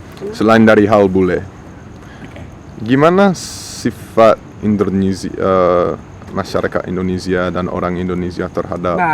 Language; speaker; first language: Indonesian; non-native, fluent; English